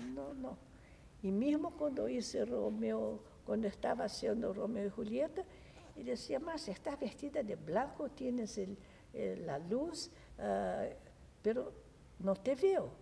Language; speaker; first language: Spanish; non-native, fluent; Portuguese